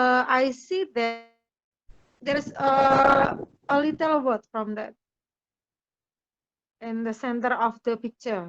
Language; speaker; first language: English; non-native, learner; Indonesian